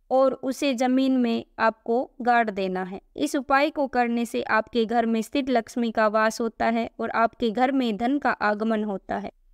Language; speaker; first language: Hindi; native; Hindi